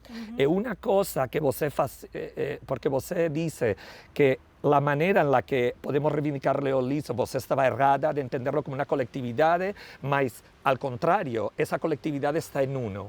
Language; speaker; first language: Portuguese; non-native, learner; Spanish